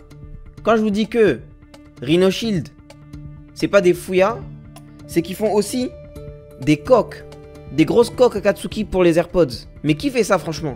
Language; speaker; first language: French; native; French